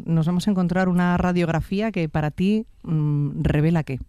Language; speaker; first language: Spanish; native; Spanish